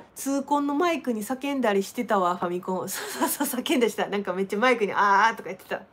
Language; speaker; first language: Japanese; native; Japanese